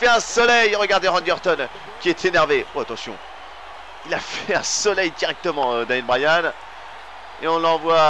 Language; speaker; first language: French; native; French